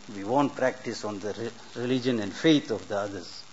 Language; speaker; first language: English; native; English